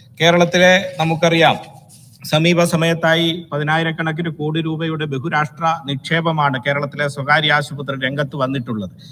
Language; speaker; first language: Malayalam; native; Malayalam